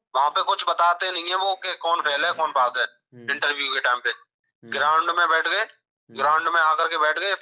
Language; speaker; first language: Hindi; native; Hindi